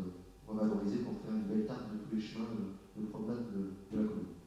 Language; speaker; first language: French; native; French